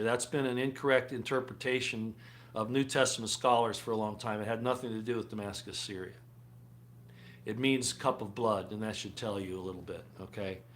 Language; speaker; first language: English; native; English